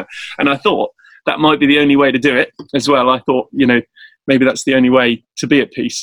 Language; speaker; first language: English; native; English